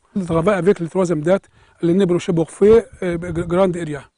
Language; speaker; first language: French; non-native, learner; Arabic